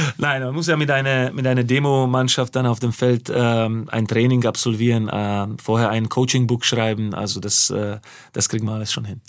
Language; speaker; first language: German; non-native, fluent; Slovak